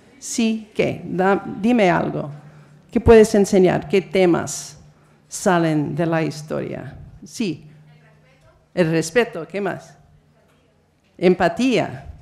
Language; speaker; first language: Spanish; non-native, fluent; English